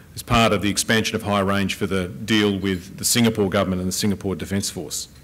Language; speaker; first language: English; native; English